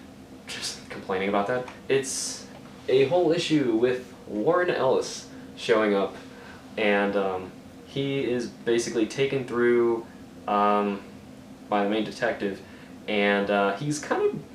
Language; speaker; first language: English; native; English